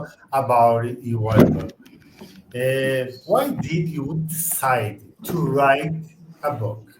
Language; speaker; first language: English; non-native, learner; Portuguese